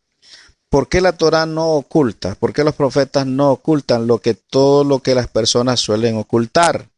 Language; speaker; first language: Spanish; native; Spanish